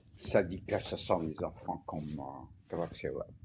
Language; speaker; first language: French; non-native, fluent; Portuguese